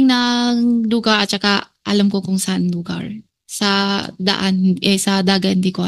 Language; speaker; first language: Filipino; non-native, learner; Chinese